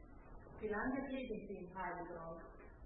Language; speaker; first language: German; non-native, fluent; Italian